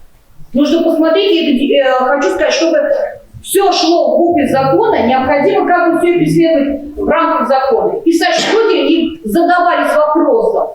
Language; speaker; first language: Russian; native; Russian